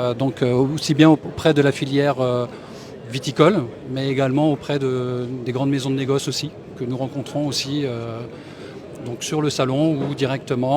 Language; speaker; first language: French; native; French